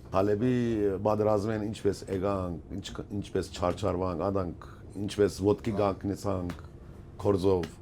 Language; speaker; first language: Armenian; early bilingual, heritage; Armenian